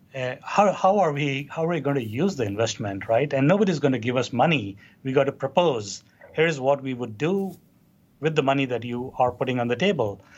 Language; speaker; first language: English; non-native, local second language; Hindi